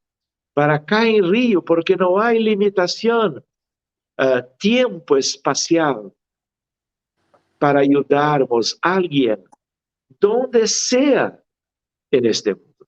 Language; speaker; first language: Spanish; non-native, fluent; Portuguese